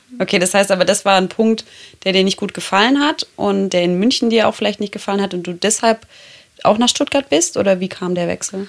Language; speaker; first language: German; native; German